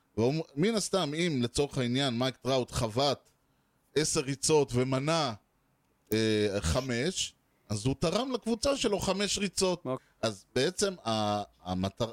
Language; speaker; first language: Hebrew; native; Hebrew